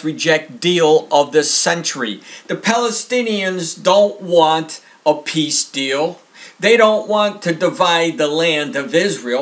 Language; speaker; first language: English; native; English